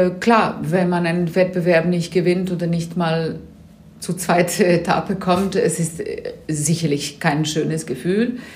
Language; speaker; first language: German; non-native, fluent; Serbian